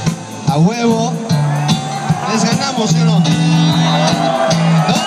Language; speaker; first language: Spanish; native; Spanish